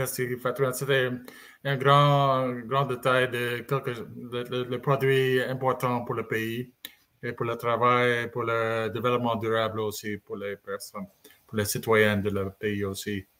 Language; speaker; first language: French; non-native, learner; English